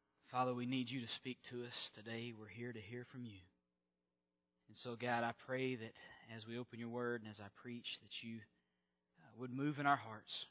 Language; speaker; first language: English; native; English